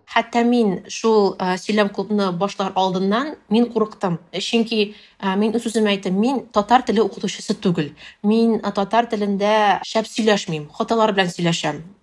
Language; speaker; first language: Tatar; non-native, local second language; Russian